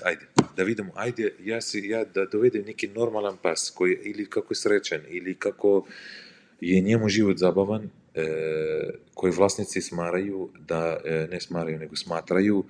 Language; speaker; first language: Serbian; non-native, learner; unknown